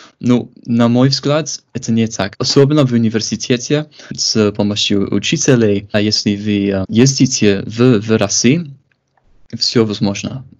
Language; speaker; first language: Russian; non-native, fluent; English